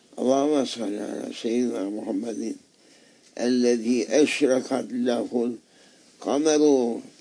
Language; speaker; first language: Arabic; non-native, fluent; Turkish